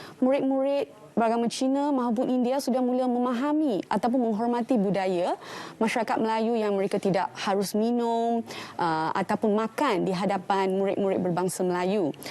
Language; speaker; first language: Malay; non-native, local second language; Tamil